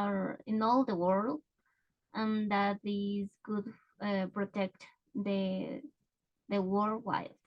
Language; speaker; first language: English; non-native, learner; Spanish